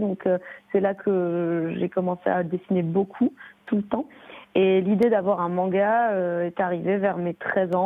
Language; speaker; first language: French; native; French